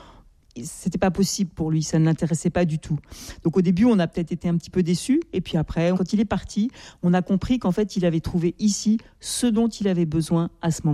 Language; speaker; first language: French; native; French